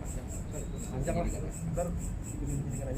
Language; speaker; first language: Indonesian; native; Indonesian